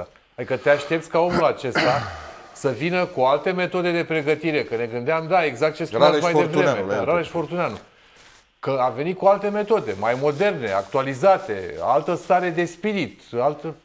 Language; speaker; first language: Romanian; native; Romanian